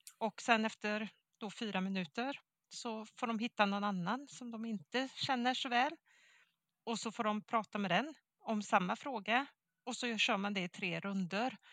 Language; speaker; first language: Swedish; native; Swedish